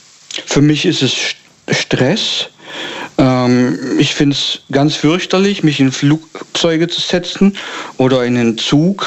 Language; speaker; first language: German; native; German